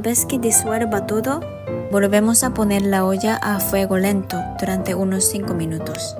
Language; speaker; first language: Spanish; non-native, fluent; Japanese